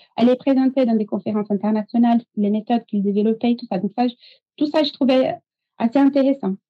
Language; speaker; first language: French; non-native, fluent; Portuguese